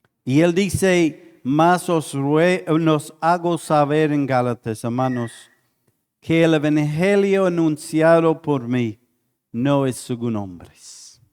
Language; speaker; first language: Spanish; non-native, fluent; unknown